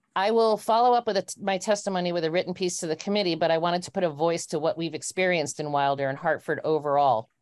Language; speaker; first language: English; native; English